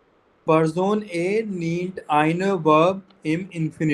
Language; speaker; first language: German; non-native, fluent; Hindi